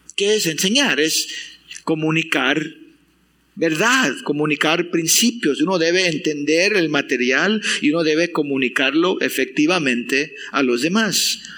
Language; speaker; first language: Spanish; non-native, fluent; English